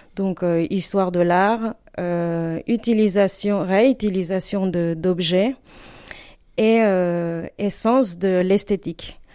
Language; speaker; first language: French; non-native, fluent; Spanish